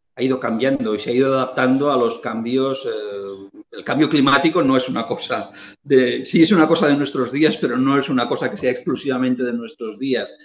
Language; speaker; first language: Spanish; native; Spanish